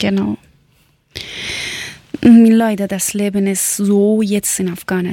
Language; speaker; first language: German; non-native, learner; Persian